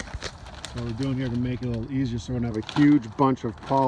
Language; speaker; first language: English; native; English